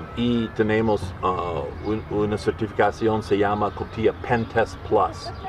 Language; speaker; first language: Spanish; non-native, learner; English